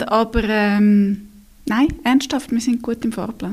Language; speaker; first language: German; native; German